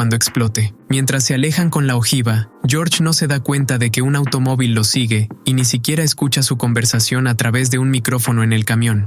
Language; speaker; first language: Spanish; native; Spanish